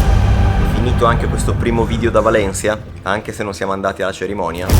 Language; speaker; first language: Italian; native; Italian